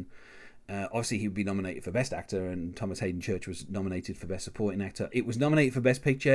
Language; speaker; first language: English; native; English